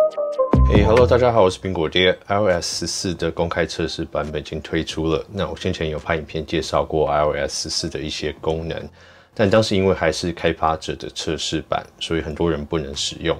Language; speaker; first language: Chinese; native; Chinese